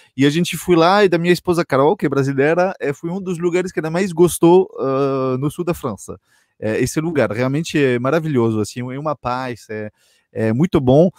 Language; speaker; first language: Portuguese; non-native, fluent; French